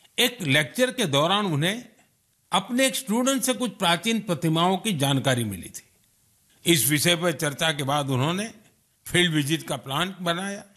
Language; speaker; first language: Hindi; non-native, local second language; Gujarati